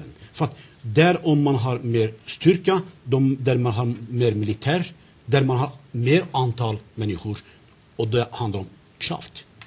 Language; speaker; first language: Swedish; non-native, fluent; Zaza